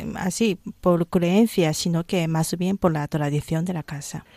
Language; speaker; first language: Spanish; non-native, fluent; Japanese